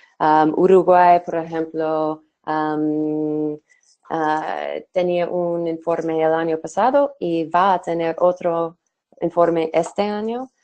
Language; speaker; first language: Spanish; non-native, fluent; English